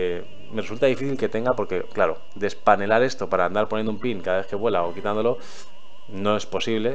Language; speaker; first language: Spanish; native; Spanish